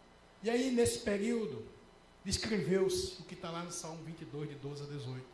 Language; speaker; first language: Portuguese; native; Portuguese